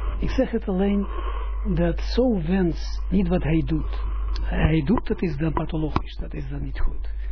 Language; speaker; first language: Dutch; non-native, fluent; Russian